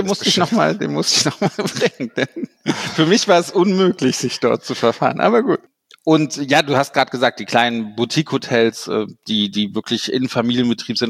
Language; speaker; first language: German; native; German